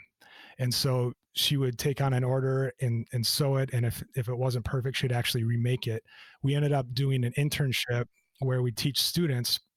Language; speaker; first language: English; native; English